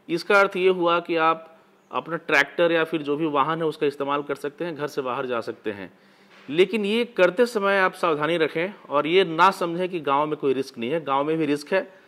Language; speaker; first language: Hindi; native; Hindi